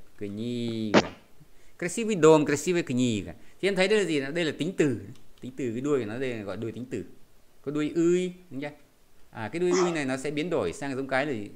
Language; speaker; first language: Vietnamese; native; Vietnamese